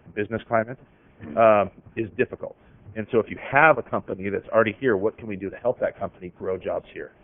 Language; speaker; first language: English; native; English